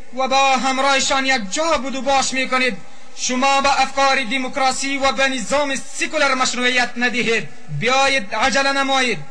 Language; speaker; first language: Persian; non-native, local second language; Pashto